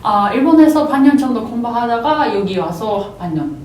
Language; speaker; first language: Korean; non-native, fluent; Japanese